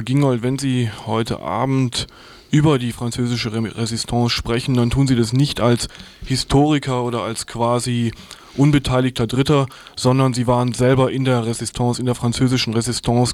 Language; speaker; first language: German; native; German